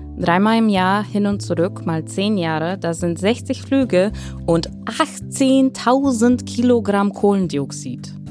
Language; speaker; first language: German; non-native, fluent; Bulgarian